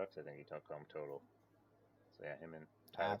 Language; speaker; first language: English; native; English